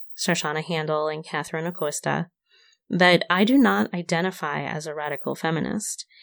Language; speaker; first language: English; native; English